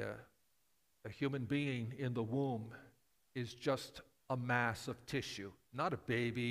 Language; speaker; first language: English; native; English